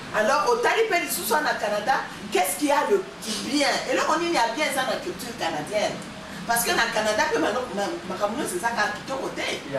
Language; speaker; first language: French; non-native, local second language; Lingala